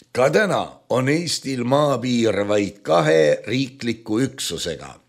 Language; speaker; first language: Estonian; native; Estonian